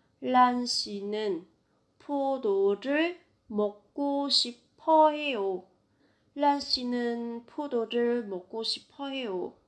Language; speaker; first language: Korean; non-native, fluent; Vietnamese